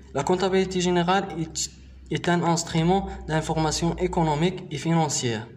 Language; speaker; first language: French; non-native, local second language; Arabic